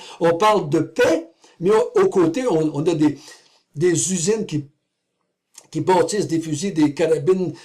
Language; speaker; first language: French; native; French